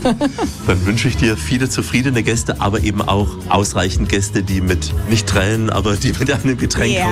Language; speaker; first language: German; native; German